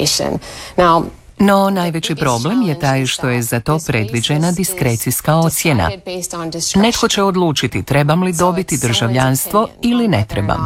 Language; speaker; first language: Croatian; non-native, fluent; English